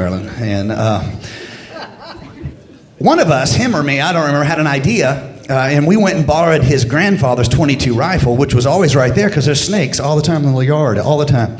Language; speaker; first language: English; native; English